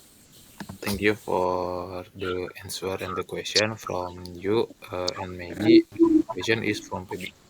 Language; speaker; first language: English; non-native, learner; Indonesian